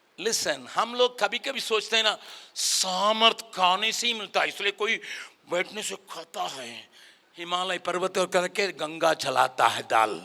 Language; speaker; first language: Hindi; non-native, local second language; Tamil